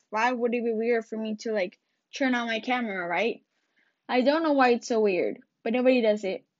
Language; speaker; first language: English; early bilingual, other home language; Spanish